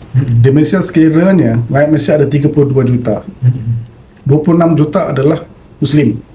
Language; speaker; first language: Malay; native; Malay